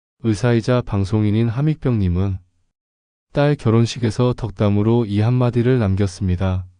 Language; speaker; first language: Korean; native; Korean